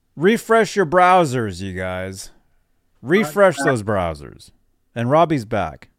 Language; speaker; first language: English; native; English